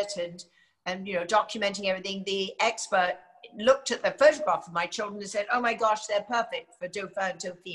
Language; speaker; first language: English; native; English